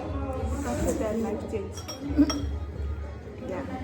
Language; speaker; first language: English; non-native, learner; Tibetan